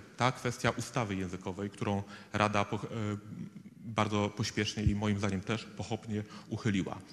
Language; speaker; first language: Polish; native; Polish